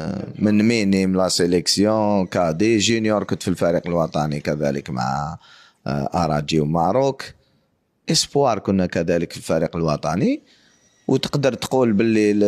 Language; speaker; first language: Arabic; native; Arabic